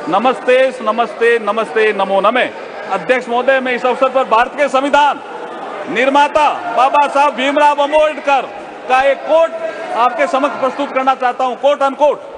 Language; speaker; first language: Hindi; native; Hindi